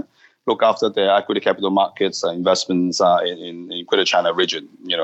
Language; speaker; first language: English; non-native, local second language; Cantonese